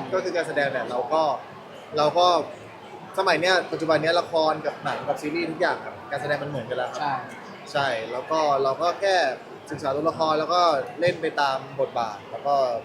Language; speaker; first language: Thai; native; Thai